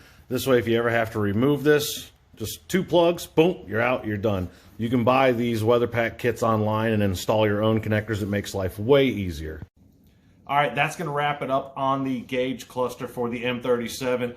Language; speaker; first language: English; native; English